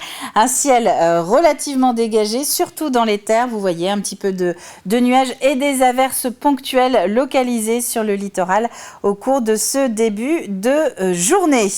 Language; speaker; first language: French; native; French